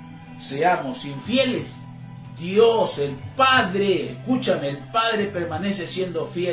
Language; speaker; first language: Spanish; native; Spanish